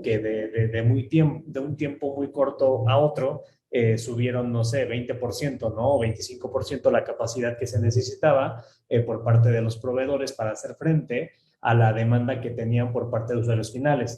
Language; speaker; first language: Spanish; native; Spanish